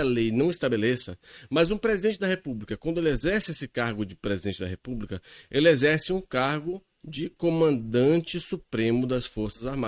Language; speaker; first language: Portuguese; native; Portuguese